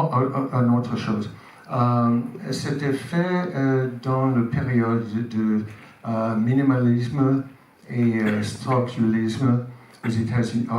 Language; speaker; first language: French; non-native, learner; English